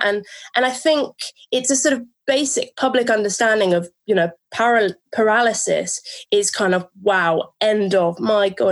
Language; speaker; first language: English; native; English